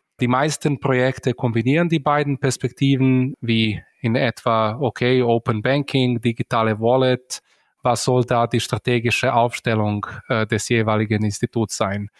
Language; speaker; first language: German; native; German